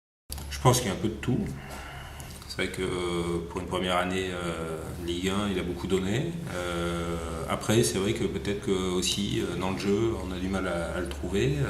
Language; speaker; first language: French; native; French